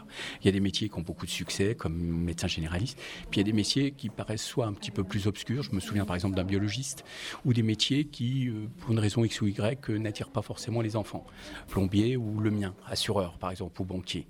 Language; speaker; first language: French; native; French